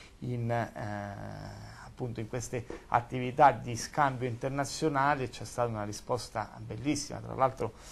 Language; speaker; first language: Italian; native; Italian